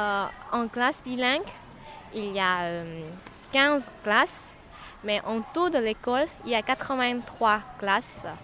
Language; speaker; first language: French; non-native, learner; Lao